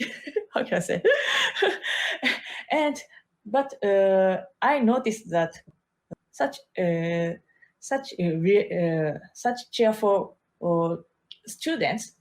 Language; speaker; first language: English; non-native, learner; Japanese